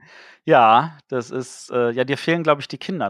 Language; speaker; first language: German; native; German